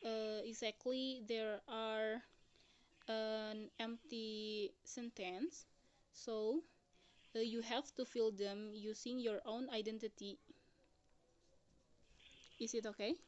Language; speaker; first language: English; non-native, learner; Indonesian